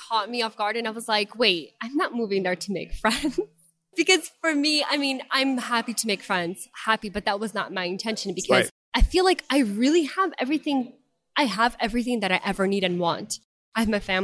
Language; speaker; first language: English; non-native, fluent; Russian